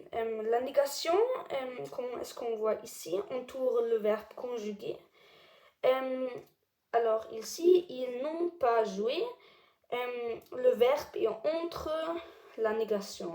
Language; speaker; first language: French; non-native, learner; German